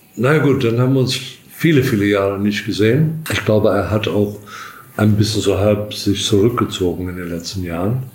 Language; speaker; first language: German; non-native, fluent; English